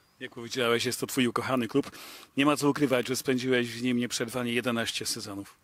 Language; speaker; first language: Polish; native; Polish